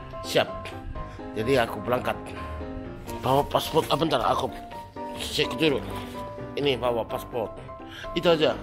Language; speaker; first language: Indonesian; non-native, fluent; Japanese